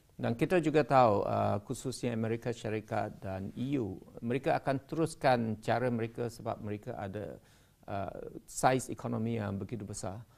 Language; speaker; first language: Malay; non-native, local second language; Chinese